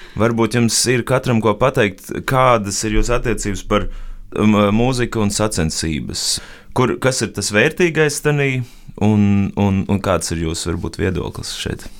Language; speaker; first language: Latvian; native; Latvian